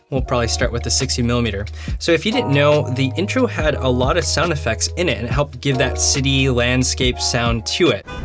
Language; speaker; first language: English; native; English